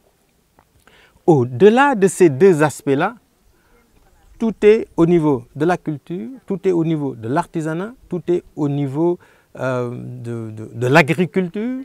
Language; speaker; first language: French; non-native, local second language; Wolof